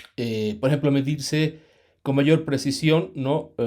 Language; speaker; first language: Spanish; native; Spanish